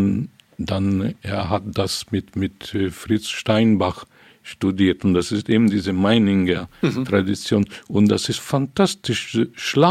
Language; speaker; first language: German; non-native, fluent; Hungarian